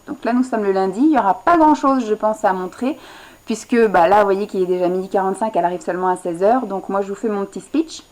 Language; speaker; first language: French; native; French